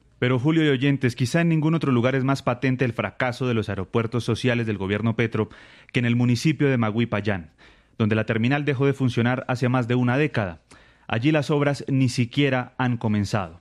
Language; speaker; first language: Spanish; native; Spanish